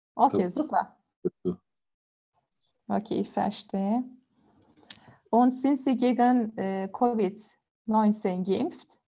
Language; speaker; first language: German; non-native, learner; Turkish